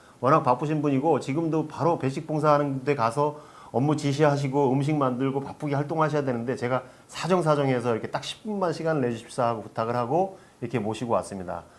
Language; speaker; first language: Korean; native; Korean